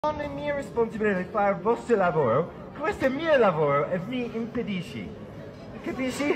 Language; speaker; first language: Italian; non-native, fluent; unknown